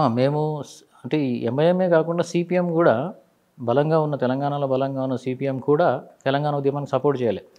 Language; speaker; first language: Telugu; non-native, local second language; Urdu